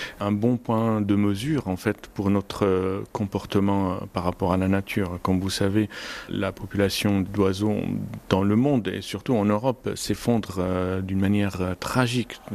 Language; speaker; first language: French; non-native, fluent; Arabic